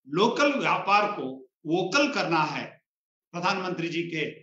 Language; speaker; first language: Hindi; non-native, local second language; Kannada